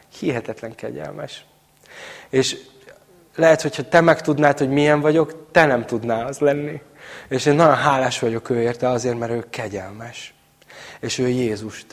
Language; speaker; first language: Hungarian; native; Hungarian